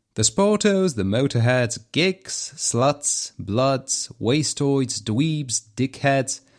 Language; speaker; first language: English; non-native, fluent; Polish